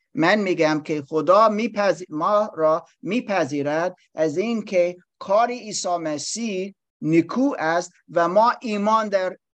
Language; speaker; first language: Persian; non-native, learner; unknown